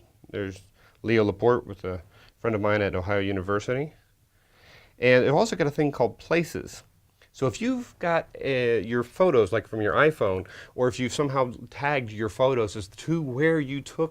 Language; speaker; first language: English; native; English